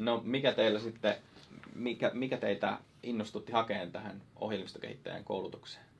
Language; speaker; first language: Finnish; native; Finnish